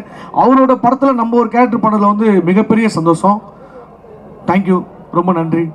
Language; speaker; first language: Tamil; native; Tamil